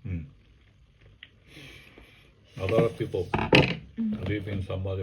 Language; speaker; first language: English; non-native, learner; Japanese